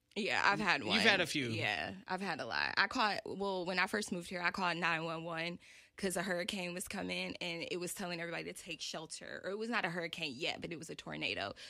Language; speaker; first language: English; native; English